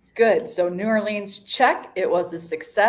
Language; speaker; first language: English; native; English